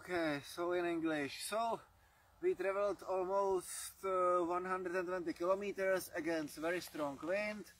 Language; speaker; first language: English; non-native, fluent; Czech